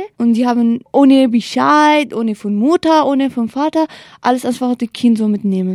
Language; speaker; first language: German; non-native, learner; Kurdish